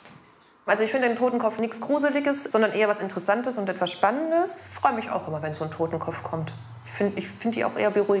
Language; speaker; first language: German; native; German